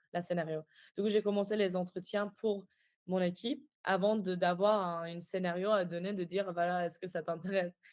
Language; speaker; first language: French; non-native, fluent; Persian